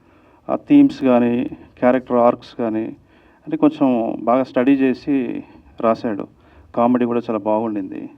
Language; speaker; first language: Telugu; native; Telugu